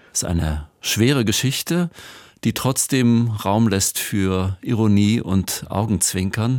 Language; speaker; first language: German; native; German